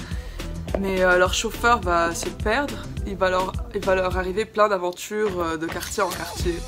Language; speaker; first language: French; non-native, local second language; Arabic